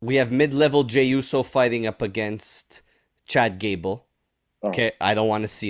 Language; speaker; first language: English; native; English